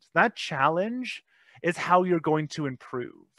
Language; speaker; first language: English; native; English